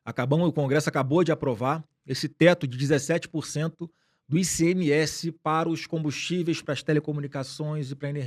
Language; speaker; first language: Portuguese; native; Portuguese